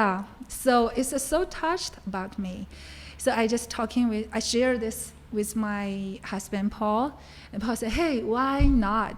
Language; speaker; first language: English; non-native, learner; Chinese